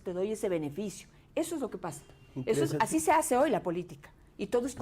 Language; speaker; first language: Spanish; native; Spanish